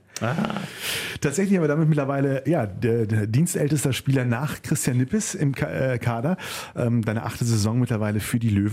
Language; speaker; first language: German; native; German